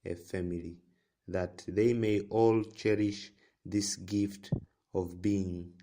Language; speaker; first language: English; non-native, local second language; Swahili